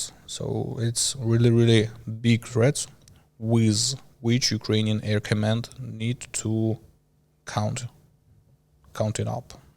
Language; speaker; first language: English; non-native, learner; Ukrainian